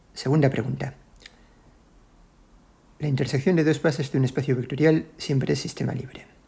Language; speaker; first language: Spanish; native; Spanish